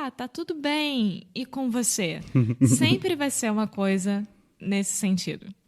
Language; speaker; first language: Portuguese; native; Portuguese